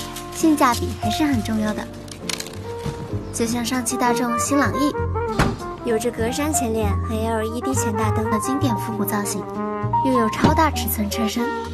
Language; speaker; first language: Chinese; native; Chinese